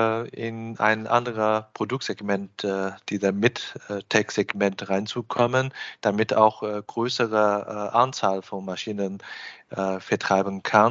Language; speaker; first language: German; non-native, fluent; Chinese